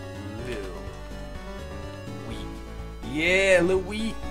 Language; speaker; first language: English; native; English